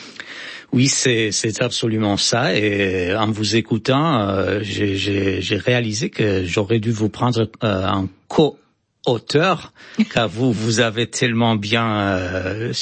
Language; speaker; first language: French; non-native, fluent; Romanian